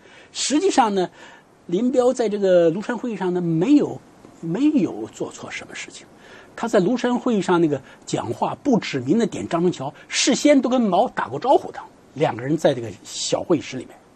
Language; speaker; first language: Chinese; native; Chinese